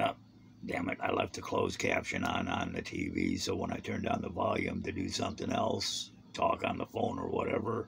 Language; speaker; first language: English; native; English